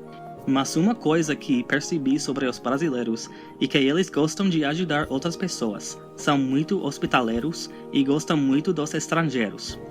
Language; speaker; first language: Portuguese; non-native, fluent; English